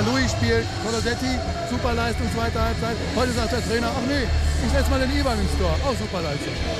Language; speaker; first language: German; native; German